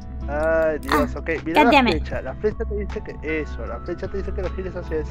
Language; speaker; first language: Spanish; native; Spanish